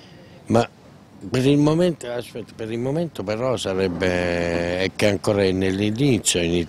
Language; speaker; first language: Italian; early bilingual, heritage; German